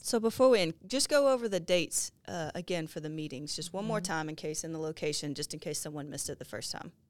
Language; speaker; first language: English; native; English